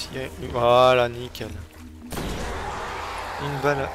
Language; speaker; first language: French; native; French